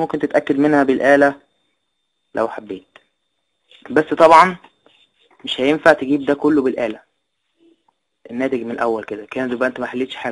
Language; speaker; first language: Arabic; native; Arabic